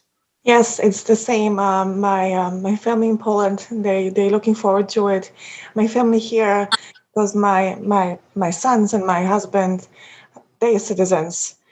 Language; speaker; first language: English; non-native, fluent; Polish